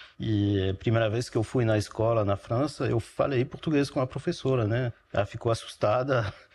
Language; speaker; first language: Portuguese; early bilingual, heritage; French